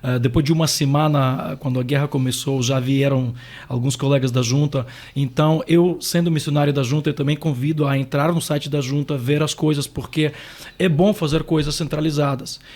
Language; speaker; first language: Portuguese; non-native, fluent; Ukrainian